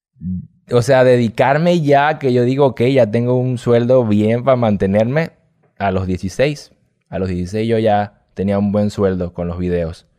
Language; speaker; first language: Spanish; native; Spanish